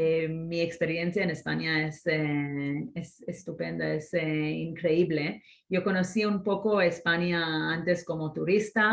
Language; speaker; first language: Spanish; non-native, fluent; Hebrew